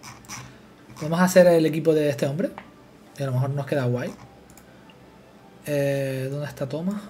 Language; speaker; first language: Spanish; native; Spanish